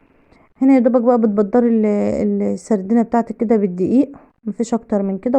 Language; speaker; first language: Arabic; native; Arabic